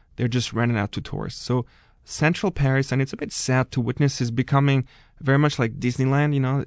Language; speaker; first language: English; non-native, fluent; French